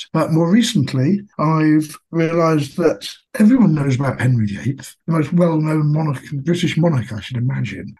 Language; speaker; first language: English; native; English